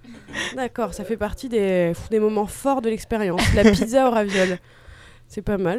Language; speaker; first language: French; native; French